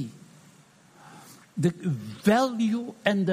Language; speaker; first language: English; non-native, fluent; Dutch